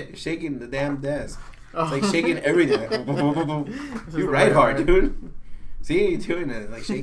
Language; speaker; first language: English; native; English